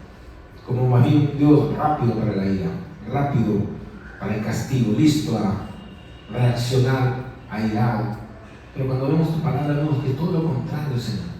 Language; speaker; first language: Spanish; native; Spanish